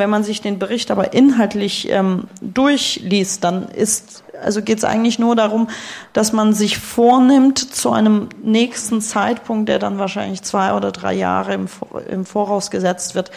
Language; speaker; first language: German; early bilingual, other home language; Russian